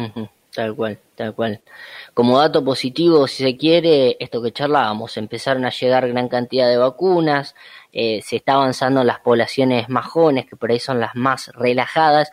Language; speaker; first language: Spanish; native; Spanish